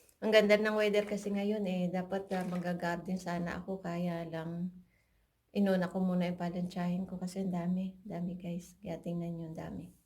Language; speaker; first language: Filipino; native; Filipino